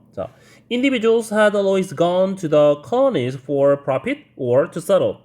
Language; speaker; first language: English; non-native, fluent; Korean